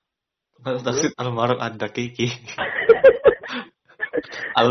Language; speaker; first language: Arabic; non-native, learner; Indonesian